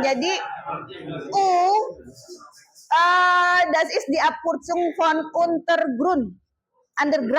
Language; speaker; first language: German; non-native, fluent; Indonesian